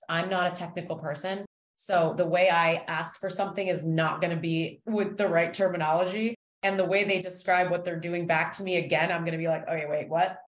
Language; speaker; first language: English; native; English